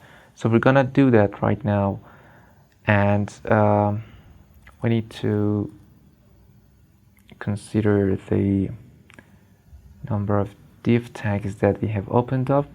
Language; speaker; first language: English; non-native, fluent; Persian